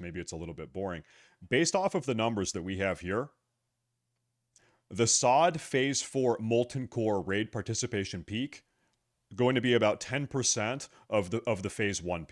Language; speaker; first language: English; native; English